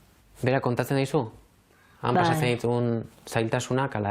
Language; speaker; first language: Basque; native; Basque